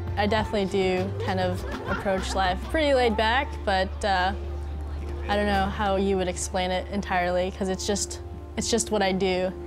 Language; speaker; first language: English; native; English